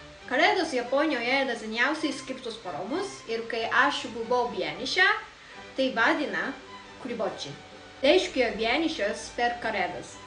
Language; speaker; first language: Lithuanian; non-native, learner; Japanese